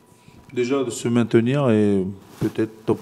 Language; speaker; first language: French; non-native, fluent; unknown